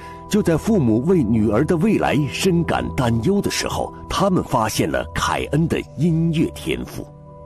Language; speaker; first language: Chinese; native; Chinese